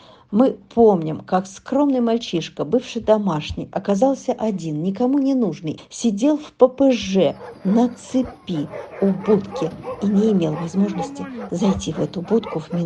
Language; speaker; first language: Russian; native; Russian